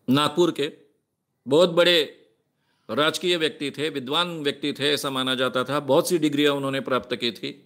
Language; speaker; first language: Hindi; non-native, local second language; Marathi